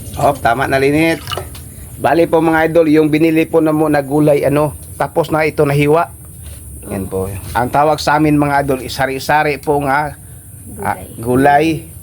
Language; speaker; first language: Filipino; non-native, local second language; Cebuano